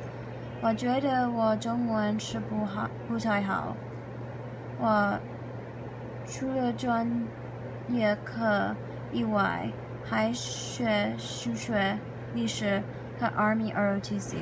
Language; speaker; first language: Chinese; non-native, learner; English